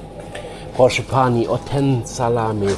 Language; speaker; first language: Polish; non-native, learner; German